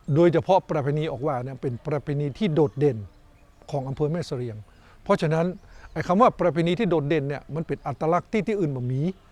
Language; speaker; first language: Thai; native; Thai